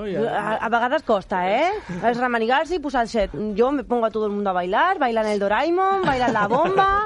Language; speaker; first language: Catalan; non-native, local second language; Spanish